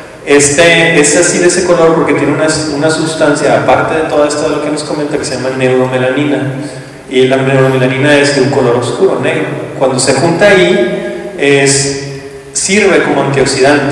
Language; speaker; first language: Spanish; native; Spanish